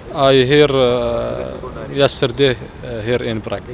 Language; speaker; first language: English; non-native, learner; Arabic